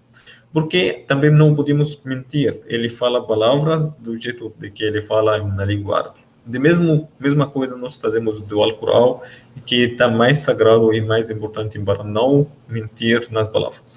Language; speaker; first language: Portuguese; non-native, learner; Arabic